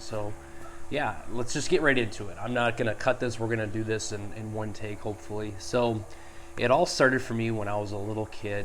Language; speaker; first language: English; native; English